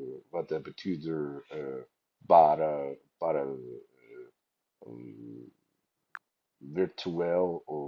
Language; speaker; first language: Swedish; non-native, learner; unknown